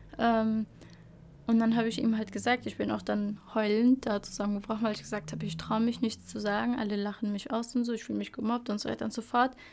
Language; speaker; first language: German; early bilingual, other home language; Albanian